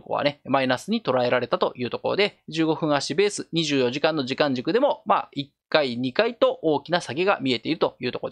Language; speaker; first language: Japanese; native; Japanese